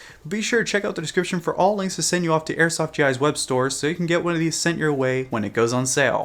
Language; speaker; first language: English; native; English